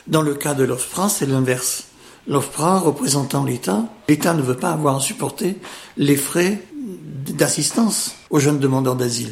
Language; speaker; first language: French; native; French